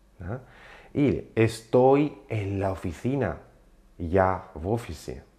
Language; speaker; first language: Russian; non-native, fluent; Spanish